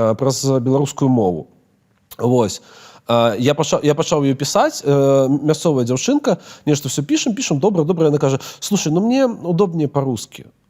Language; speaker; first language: Belarusian; non-native, local second language; Russian